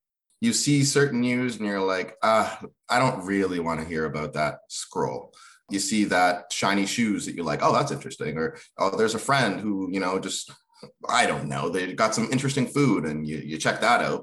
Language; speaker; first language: English; early bilingual, other home language; Swahili